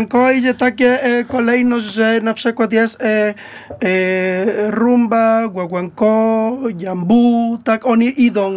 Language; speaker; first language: Polish; non-native, learner; Spanish